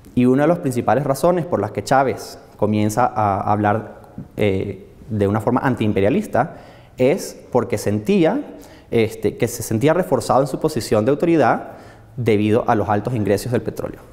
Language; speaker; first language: Spanish; native; Spanish